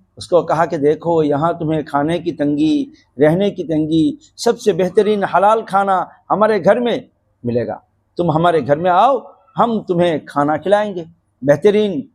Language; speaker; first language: Urdu; non-native, fluent; Bangla